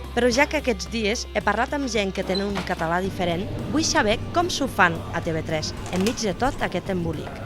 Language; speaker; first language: Catalan; non-native, fluent; German